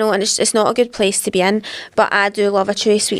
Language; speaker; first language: English; native; English